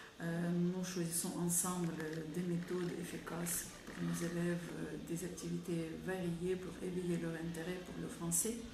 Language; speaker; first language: French; non-native, fluent; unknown